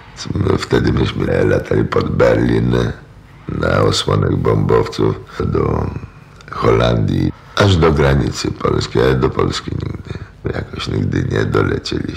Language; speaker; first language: Polish; native; Polish